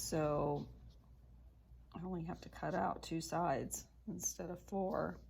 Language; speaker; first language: English; native; English